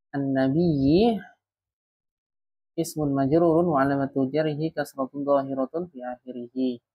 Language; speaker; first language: Arabic; non-native, fluent; Indonesian